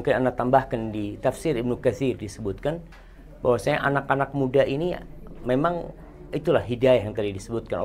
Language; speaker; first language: Indonesian; native; Indonesian